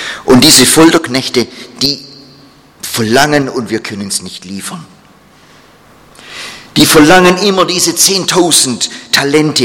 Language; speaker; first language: German; non-native, fluent; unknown